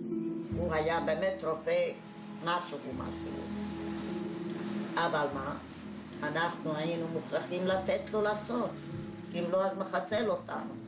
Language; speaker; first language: Hebrew; non-native, fluent; Hungarian